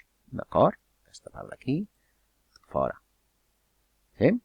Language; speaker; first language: Catalan; native; Catalan